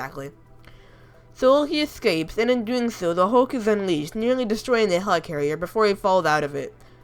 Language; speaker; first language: English; native; English